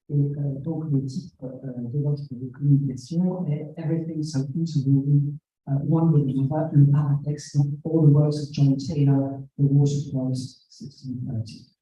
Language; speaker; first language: French; native; French